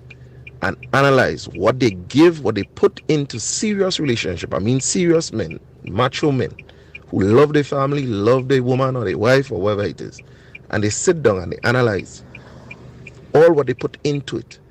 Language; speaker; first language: English; native; English